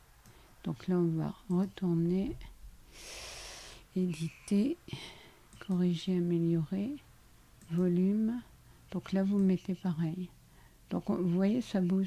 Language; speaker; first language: French; native; French